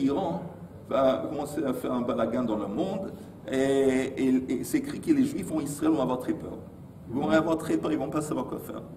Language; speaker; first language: French; native; French